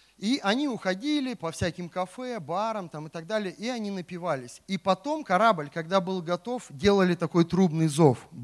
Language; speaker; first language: Russian; native; Russian